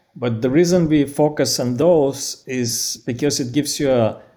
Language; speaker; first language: English; non-native, fluent; Bulgarian